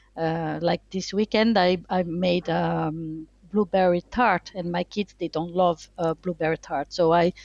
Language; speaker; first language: English; non-native, fluent; Portuguese